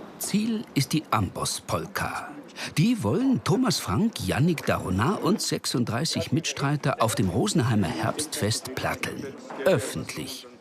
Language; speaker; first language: German; native; German